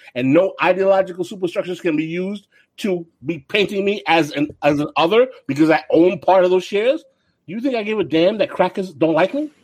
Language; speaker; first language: English; early bilingual, other home language; Haitian Creole